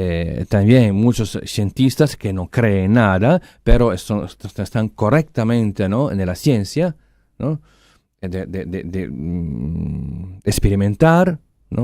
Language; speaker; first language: Spanish; non-native, fluent; Italian